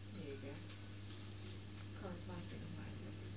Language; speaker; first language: German; native; German